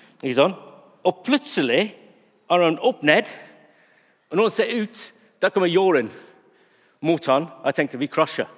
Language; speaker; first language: Norwegian; non-native, fluent; English